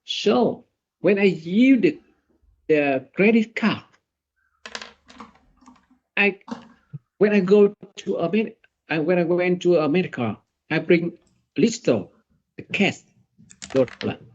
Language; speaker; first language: English; non-native, learner; Vietnamese